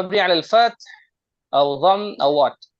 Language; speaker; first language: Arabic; non-native, fluent; Urdu